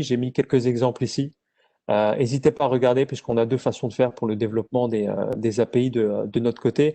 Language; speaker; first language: French; native; French